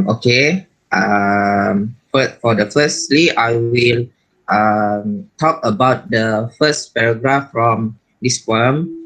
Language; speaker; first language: English; non-native, learner; Malay